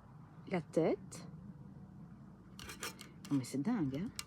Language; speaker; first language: French; native; French